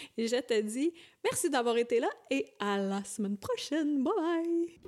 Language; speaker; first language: French; native; French